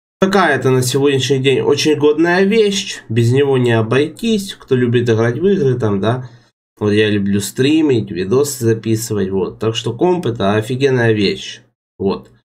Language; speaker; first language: Russian; native; Russian